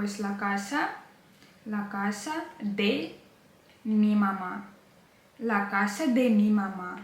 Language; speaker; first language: Spanish; non-native, fluent; Ukrainian